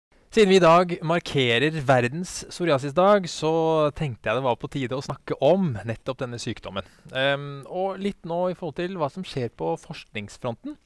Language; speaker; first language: Norwegian; native; Norwegian